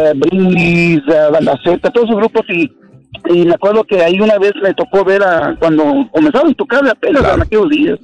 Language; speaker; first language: Spanish; early bilingual, heritage; Spanish